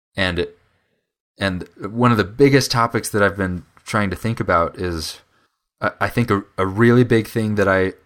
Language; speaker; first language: English; native; English